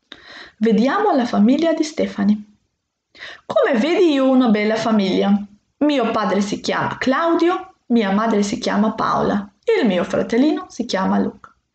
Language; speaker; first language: Italian; non-native, fluent; Macedonian